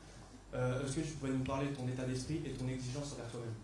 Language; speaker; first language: French; native; French